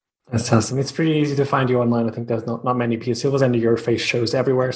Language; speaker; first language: English; non-native, fluent; Portuguese